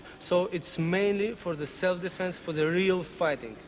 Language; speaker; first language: English; non-native, fluent; Russian